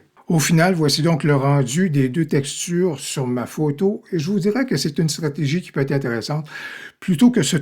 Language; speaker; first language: French; native; French